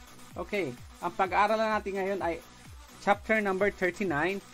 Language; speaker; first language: Filipino; native; Filipino